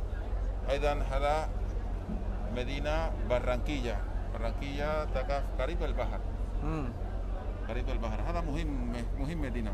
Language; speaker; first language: Arabic; non-native, learner; Spanish